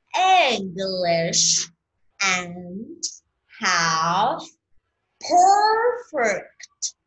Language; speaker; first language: English; non-native, fluent; Vietnamese